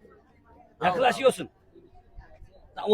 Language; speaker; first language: Turkish; non-native, learner; Kyrgyz